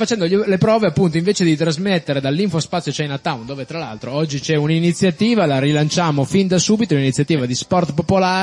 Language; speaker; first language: Italian; native; Italian